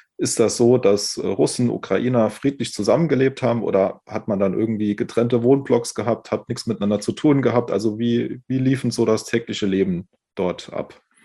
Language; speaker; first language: German; native; German